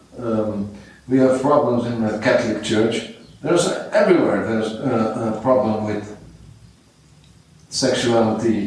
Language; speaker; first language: English; non-native, fluent; Dutch